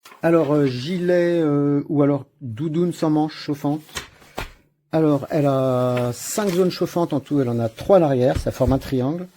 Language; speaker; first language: French; native; French